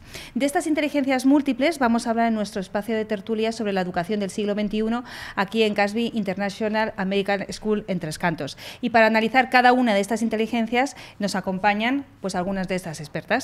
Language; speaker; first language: Spanish; native; Spanish